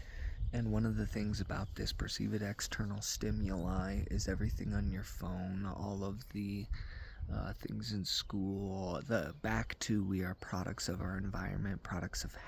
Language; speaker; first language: English; native; English